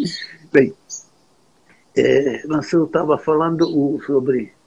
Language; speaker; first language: Portuguese; non-native, fluent; Czech